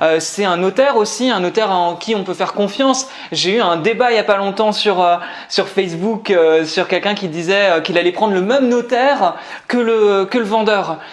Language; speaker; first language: French; native; French